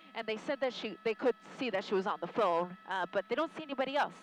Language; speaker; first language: English; early bilingual, other home language; Spanish